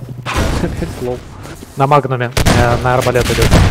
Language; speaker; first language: Russian; native; Russian